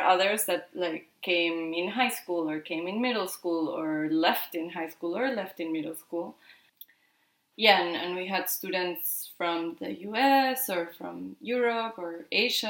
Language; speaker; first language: English; non-native, fluent; Spanish